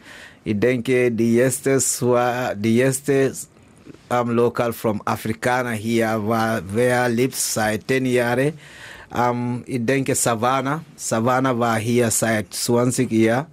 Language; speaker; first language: German; non-native, learner; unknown